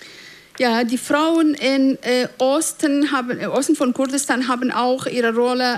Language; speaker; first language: German; non-native, fluent; Central Kurdish